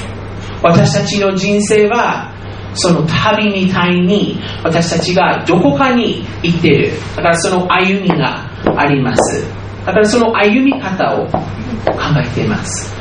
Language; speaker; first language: Japanese; non-native, fluent; English